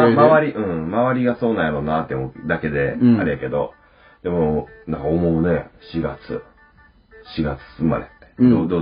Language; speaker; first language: Japanese; native; Japanese